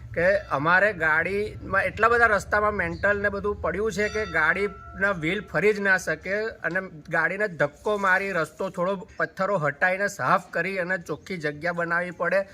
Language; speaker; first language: Gujarati; native; Gujarati